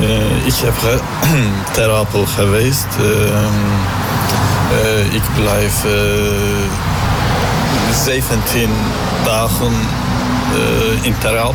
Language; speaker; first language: Dutch; non-native, learner; Turkish